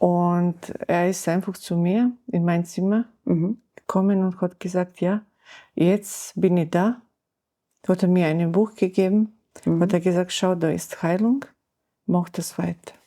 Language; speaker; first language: German; non-native, learner; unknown